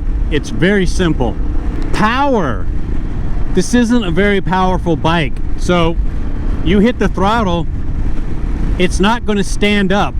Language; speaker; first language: English; native; English